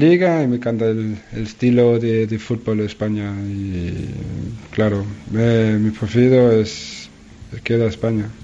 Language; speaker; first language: Spanish; non-native, learner; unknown